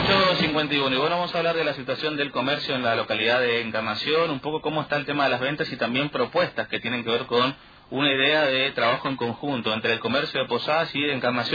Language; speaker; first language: Spanish; native; Spanish